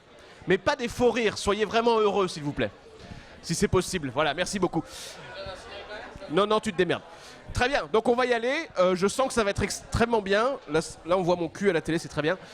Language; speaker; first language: French; native; French